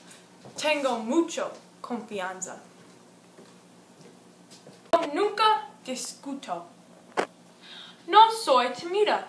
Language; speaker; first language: Spanish; non-native, learner; English